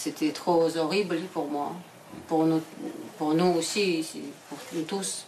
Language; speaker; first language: French; non-native, learner; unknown